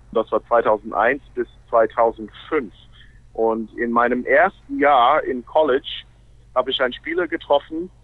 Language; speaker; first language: German; non-native, fluent; English